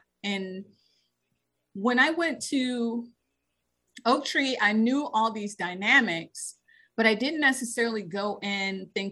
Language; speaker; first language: English; native; English